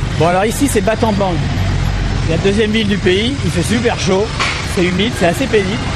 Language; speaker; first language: French; native; French